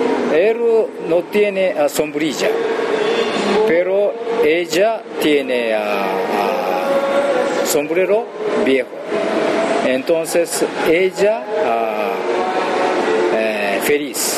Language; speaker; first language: Spanish; non-native, learner; Japanese